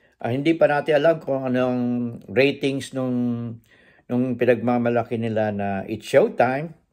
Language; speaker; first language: Filipino; native; Filipino